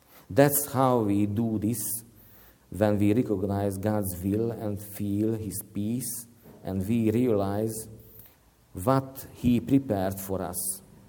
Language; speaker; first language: English; non-native, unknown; Hungarian